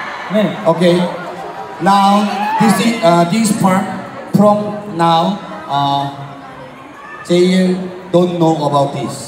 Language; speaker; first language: English; non-native, learner; Korean